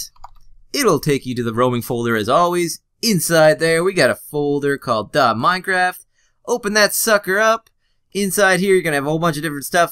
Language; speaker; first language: English; native; English